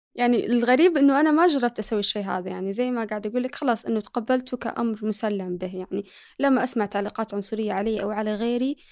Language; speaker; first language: Arabic; early bilingual, other home language; Somali